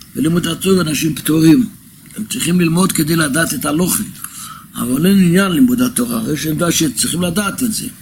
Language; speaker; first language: Hebrew; non-native, local second language; Yiddish